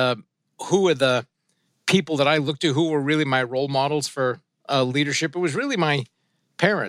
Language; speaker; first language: English; early bilingual, other home language; French